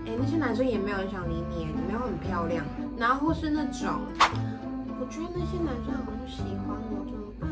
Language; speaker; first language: Chinese; native; Chinese